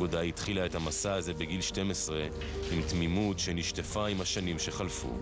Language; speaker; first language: Hebrew; native; Hebrew